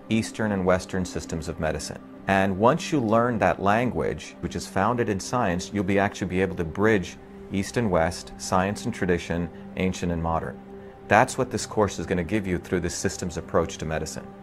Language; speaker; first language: English; non-native, local second language; Tamil